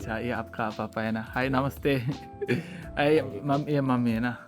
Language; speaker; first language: Hindi; non-native, local second language; Malayalam